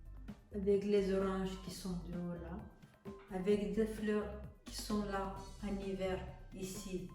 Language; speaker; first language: French; non-native, fluent; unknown